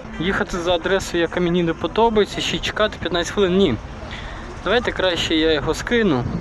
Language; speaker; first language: Ukrainian; non-native, local second language; Russian